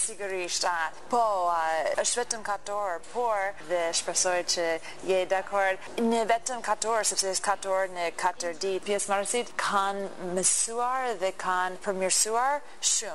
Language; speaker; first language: Albanian; non-native, learner; English